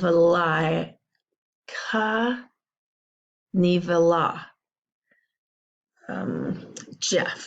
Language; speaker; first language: Albanian; non-native, learner; English